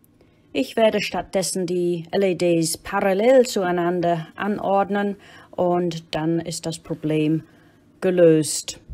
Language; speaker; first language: German; non-native, fluent; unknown